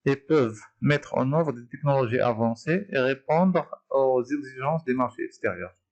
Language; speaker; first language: French; non-native, local second language; Arabic